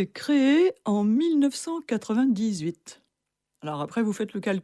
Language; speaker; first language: French; native; French